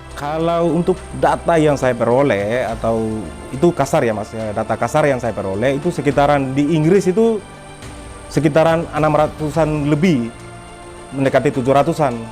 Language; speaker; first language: Indonesian; non-native, local second language; Tetum